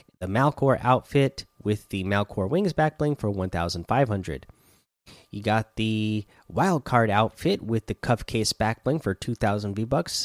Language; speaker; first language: English; native; English